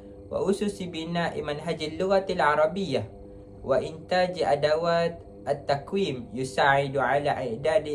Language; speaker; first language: Arabic; non-native, learner; Malay